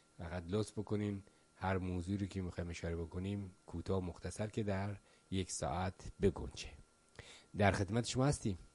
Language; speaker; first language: Persian; native; Persian